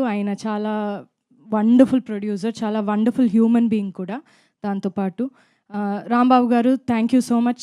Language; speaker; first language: Telugu; non-native, fluent; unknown